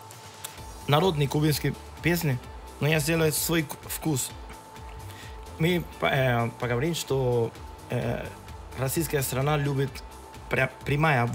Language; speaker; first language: Russian; non-native, learner; Spanish